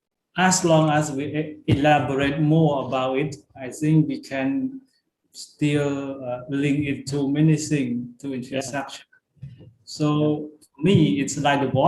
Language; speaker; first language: English; non-native, learner; Khmer